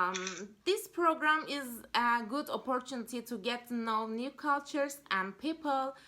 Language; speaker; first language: English; non-native, learner; Turkish